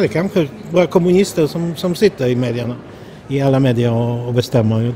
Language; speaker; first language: Swedish; non-native, fluent; Polish